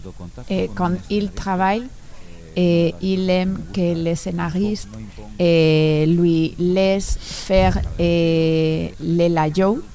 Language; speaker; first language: French; non-native, learner; Spanish